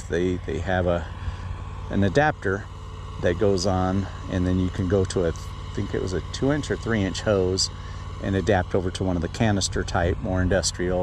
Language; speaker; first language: English; native; English